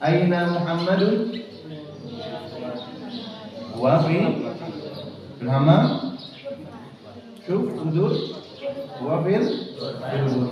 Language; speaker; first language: Arabic; non-native, fluent; Indonesian